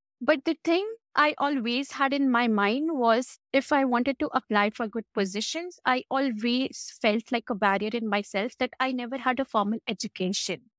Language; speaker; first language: English; non-native, local second language; Hindi